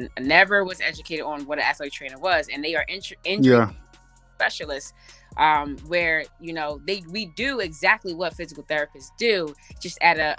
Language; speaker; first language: English; early bilingual, other home language; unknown